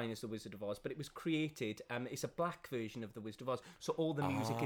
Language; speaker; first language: English; native; English